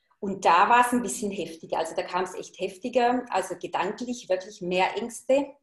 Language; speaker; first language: German; early bilingual, heritage; German